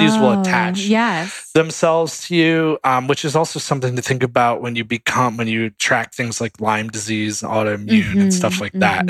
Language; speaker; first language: English; native; English